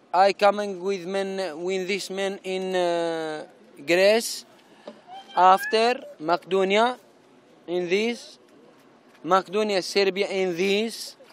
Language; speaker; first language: English; non-native, learner; Arabic